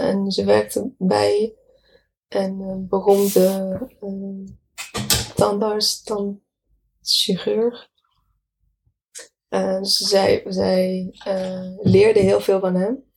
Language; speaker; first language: Dutch; non-native, fluent; Arabic